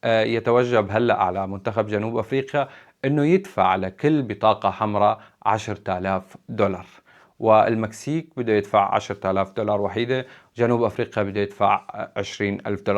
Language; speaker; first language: Arabic; native; Arabic